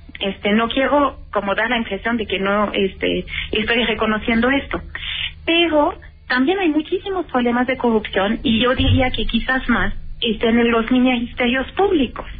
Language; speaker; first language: Spanish; native; Spanish